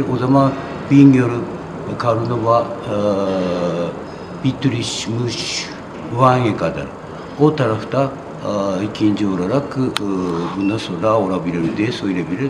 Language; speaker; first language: Turkish; non-native, fluent; Japanese